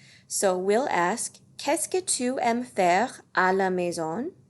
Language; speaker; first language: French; non-native, fluent; English